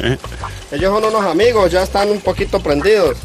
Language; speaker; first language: Spanish; native; Spanish